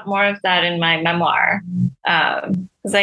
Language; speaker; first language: English; non-native, fluent; Spanish